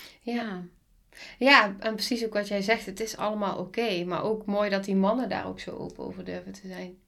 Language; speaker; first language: Dutch; native; Dutch